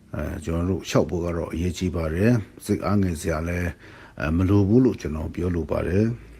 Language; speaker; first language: Burmese; non-native, local second language; Kachin